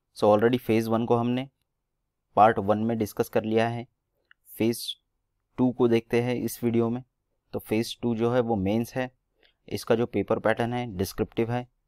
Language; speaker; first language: Hindi; non-native, local second language; Marathi